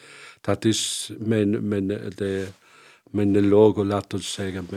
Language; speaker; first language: Dutch; non-native, fluent; Spanish